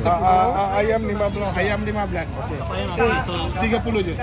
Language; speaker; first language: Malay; non-native, local second language; Chinese